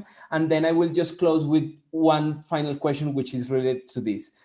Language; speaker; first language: English; non-native, fluent; Spanish